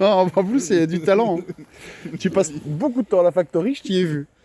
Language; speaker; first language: French; native; French